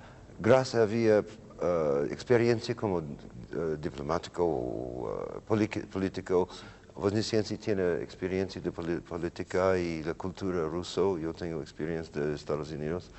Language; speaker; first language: Spanish; non-native, learner; English